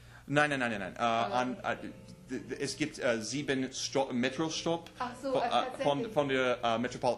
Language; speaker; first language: German; non-native, learner; English